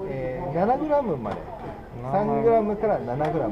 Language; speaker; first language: Japanese; native; Japanese